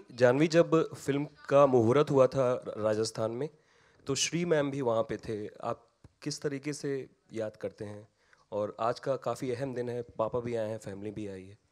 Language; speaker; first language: Hindi; native; Hindi